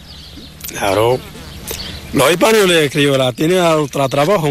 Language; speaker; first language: Spanish; non-native, learner; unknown